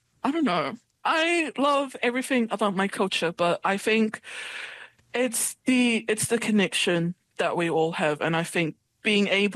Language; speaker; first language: English; native; English